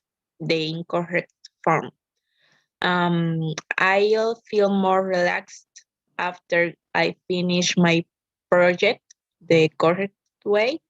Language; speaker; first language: English; non-native, learner; Spanish